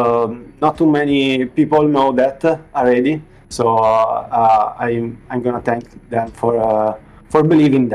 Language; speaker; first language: English; non-native, fluent; Italian